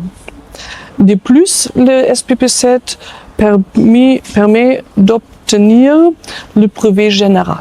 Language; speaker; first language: French; non-native, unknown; German